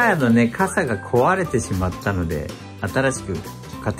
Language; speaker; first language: Japanese; native; Japanese